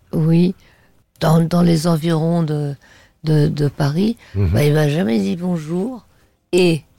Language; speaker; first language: French; native; French